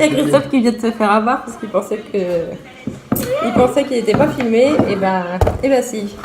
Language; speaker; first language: French; native; French